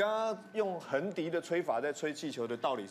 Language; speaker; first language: Chinese; native; Chinese